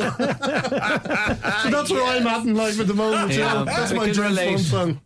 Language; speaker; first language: English; native; English